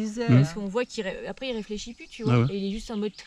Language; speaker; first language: French; native; French